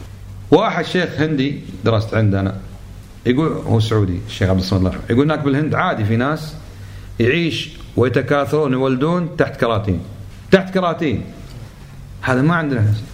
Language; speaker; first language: Arabic; native; Arabic